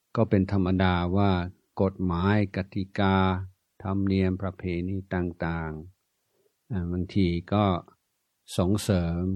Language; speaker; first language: Thai; non-native, fluent; English